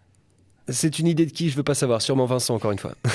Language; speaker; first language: French; native; French